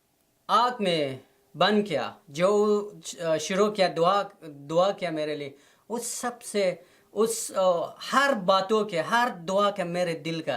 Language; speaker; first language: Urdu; non-native, learner; Persian